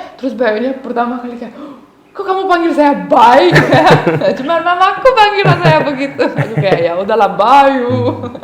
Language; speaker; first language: Indonesian; non-native, fluent; Romanian